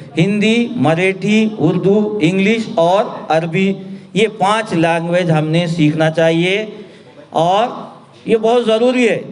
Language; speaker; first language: Urdu; native; Urdu